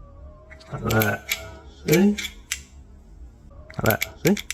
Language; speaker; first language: English; native; English